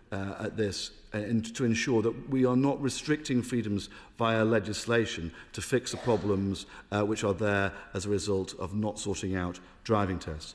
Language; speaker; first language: English; native; English